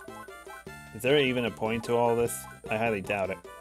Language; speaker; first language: English; native; English